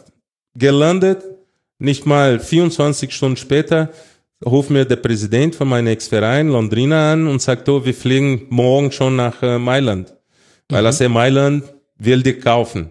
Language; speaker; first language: German; non-native, fluent; Portuguese